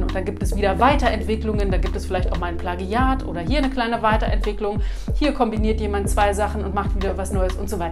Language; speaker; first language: German; native; German